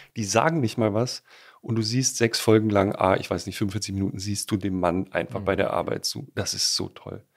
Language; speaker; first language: German; native; German